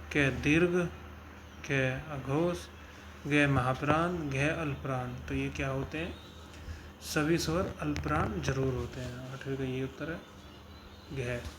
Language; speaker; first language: Hindi; native; Hindi